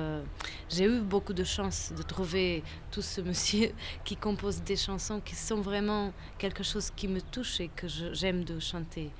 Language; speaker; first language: French; non-native, fluent; Portuguese